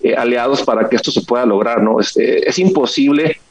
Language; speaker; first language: Spanish; native; Spanish